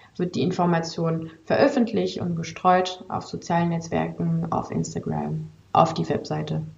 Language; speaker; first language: German; non-native, fluent; French